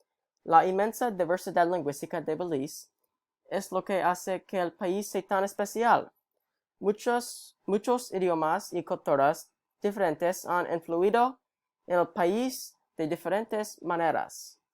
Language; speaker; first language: Spanish; non-native, learner; English